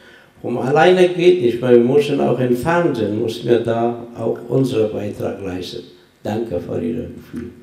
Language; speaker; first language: German; non-native, fluent; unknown